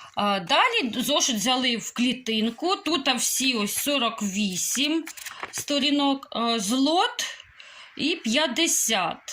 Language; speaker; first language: Ukrainian; non-native, local second language; Russian